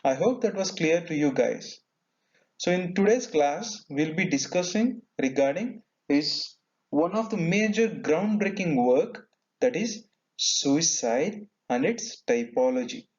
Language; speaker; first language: English; non-native, local second language; Kannada